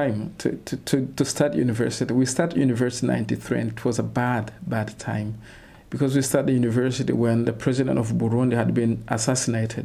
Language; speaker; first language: English; non-native, local second language; Kinyarwanda